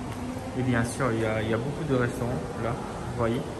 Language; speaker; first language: French; non-native, fluent; Japanese